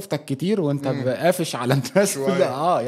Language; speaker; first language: Arabic; native; Arabic